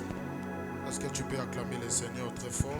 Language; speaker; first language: French; non-native, local second language; Lingala